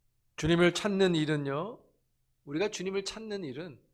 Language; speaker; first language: Korean; native; Korean